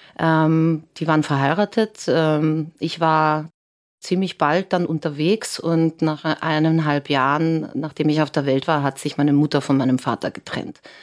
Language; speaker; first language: German; early bilingual, other home language; Serbian